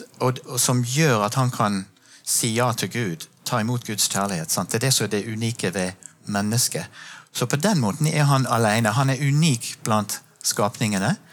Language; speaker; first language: Norwegian; non-native, fluent; English